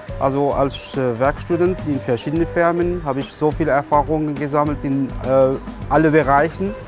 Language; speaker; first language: German; non-native, fluent; Arabic